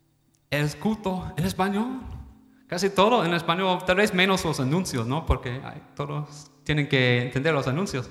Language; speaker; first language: Spanish; non-native, fluent; English